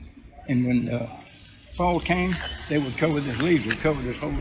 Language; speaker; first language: English; native; English